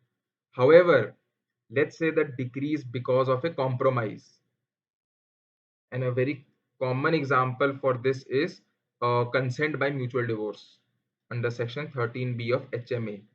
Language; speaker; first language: English; non-native, local second language; Hindi